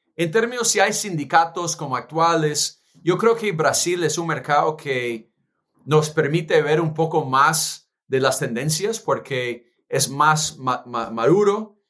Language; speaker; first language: Spanish; non-native, fluent; English